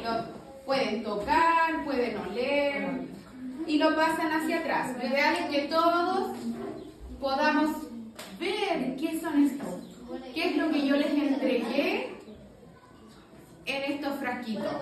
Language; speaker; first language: Spanish; native; Spanish